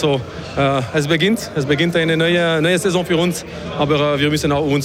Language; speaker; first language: German; non-native, fluent; French